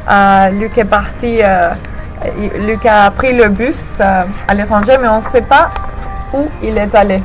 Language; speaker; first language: French; non-native, learner; English